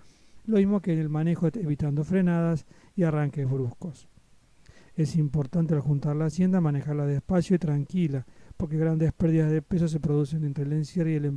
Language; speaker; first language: Spanish; native; Spanish